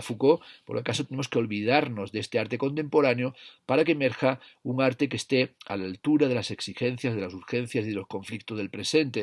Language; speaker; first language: Spanish; native; Spanish